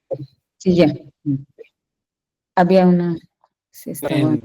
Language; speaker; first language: Spanish; non-native, fluent; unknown